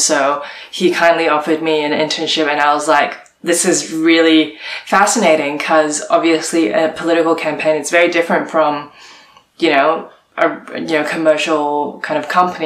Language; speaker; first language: English; non-native, local second language; Cantonese